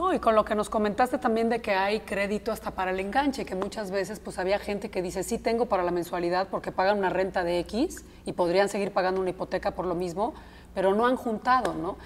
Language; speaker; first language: Spanish; native; Spanish